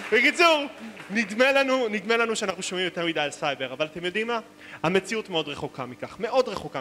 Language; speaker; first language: Hebrew; native; Hebrew